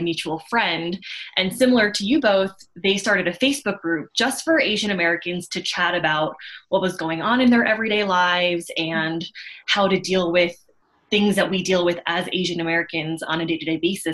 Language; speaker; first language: English; native; English